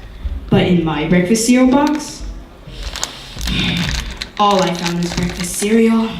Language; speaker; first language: English; native; English